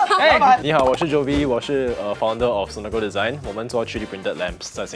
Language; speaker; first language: Chinese; non-native, local second language; English